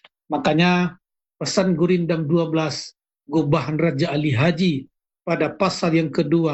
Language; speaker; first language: Indonesian; native; Indonesian